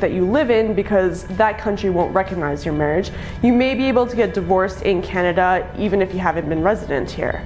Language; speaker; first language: English; native; English